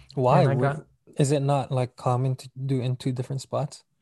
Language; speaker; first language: English; non-native, local second language; Malay